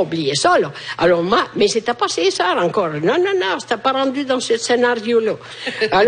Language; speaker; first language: French; native; French